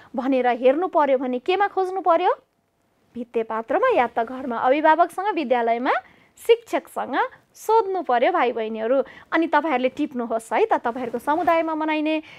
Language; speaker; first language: Nepali; native; Nepali